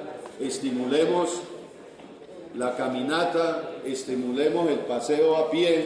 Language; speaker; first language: Spanish; native; Spanish